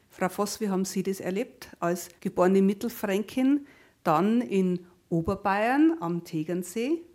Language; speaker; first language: German; native; German